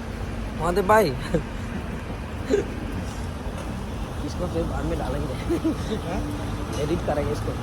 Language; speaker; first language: Hindi; non-native, local second language; Bangla